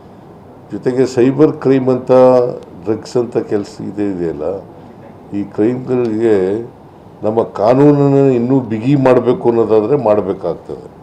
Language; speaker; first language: Kannada; native; Kannada